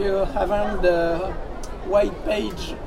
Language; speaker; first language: English; non-native, learner; French